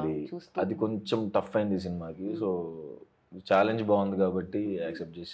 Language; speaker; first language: Telugu; native; Telugu